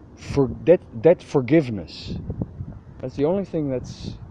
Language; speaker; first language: English; non-native, fluent; Dutch